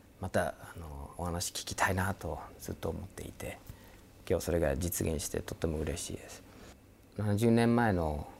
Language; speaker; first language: Japanese; non-native, fluent; English